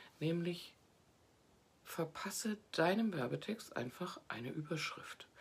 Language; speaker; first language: German; native; German